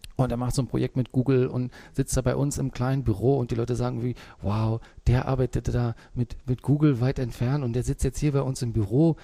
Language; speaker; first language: German; native; German